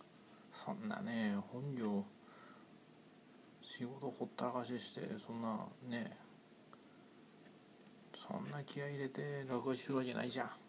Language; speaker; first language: Japanese; native; Japanese